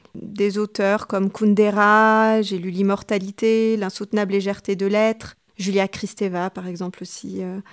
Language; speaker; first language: French; native; French